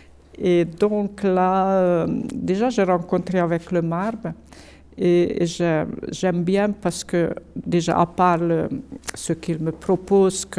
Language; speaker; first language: French; non-native, fluent; Hungarian